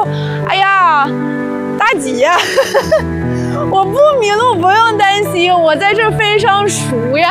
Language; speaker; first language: Chinese; non-native, fluent; Russian